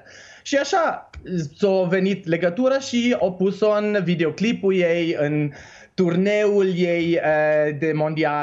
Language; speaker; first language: Romanian; non-native, local second language; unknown